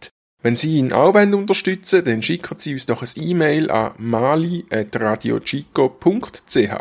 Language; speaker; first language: German; native; German